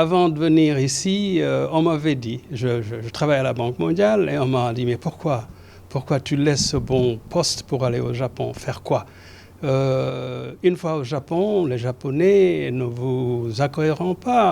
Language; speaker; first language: French; non-native, local second language; Serer